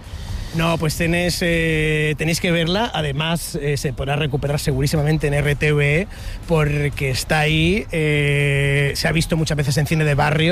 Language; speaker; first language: Spanish; native; Spanish